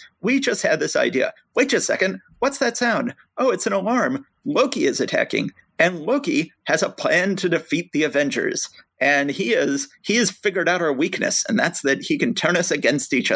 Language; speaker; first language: English; native; English